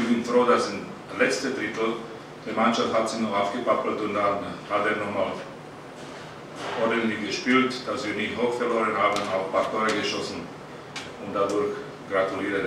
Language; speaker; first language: German; non-native, fluent; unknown